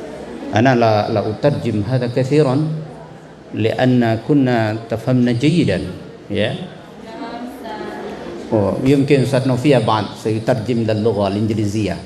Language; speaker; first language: Arabic; non-native, fluent; Indonesian